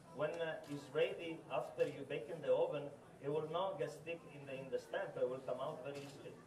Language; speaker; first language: English; non-native, learner; Italian